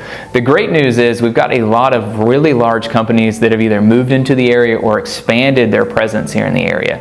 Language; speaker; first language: English; native; English